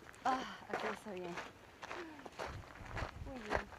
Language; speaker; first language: Spanish; non-native, learner; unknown